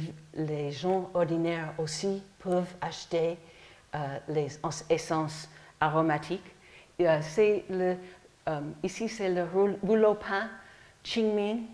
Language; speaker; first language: French; non-native, fluent; English